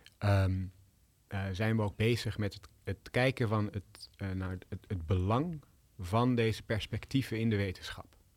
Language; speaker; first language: Dutch; native; Dutch